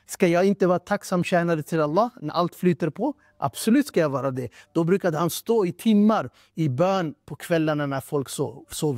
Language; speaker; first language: Swedish; non-native, fluent; Urdu